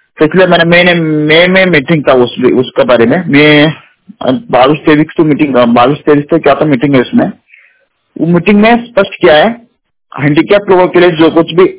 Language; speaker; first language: Hindi; non-native, local second language; Kannada